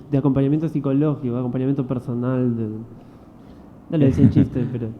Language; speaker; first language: Spanish; native; Spanish